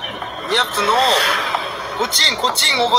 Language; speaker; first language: English; non-native, learner; Korean